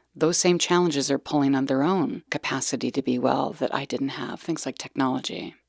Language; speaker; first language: English; native; English